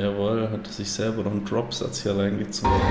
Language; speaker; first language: German; native; German